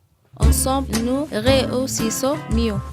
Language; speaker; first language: French; non-native, learner; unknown